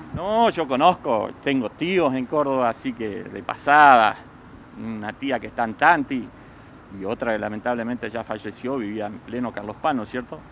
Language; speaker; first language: Spanish; native; Spanish